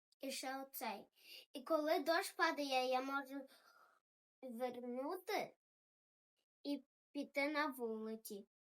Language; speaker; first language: Ukrainian; early bilingual, heritage; Ukrainian